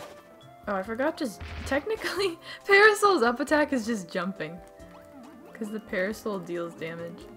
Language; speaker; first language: English; native; English